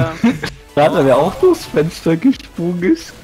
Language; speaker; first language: German; native; German